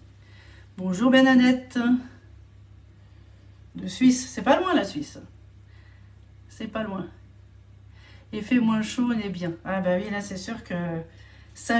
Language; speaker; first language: French; native; French